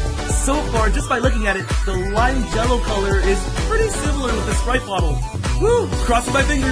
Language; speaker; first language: English; native; English